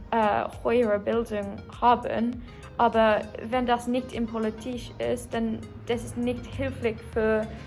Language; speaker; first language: German; non-native, learner; English